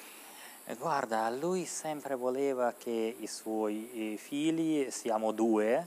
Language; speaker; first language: Italian; non-native, fluent; Ukrainian